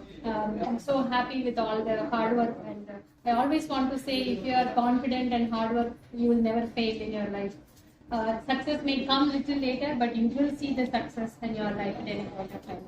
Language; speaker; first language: English; non-native, local second language; Tamil